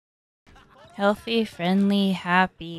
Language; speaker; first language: English; native; English